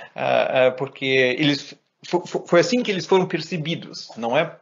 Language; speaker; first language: Portuguese; native; Portuguese